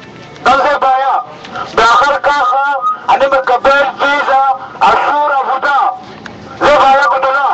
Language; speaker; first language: Hebrew; non-native, learner; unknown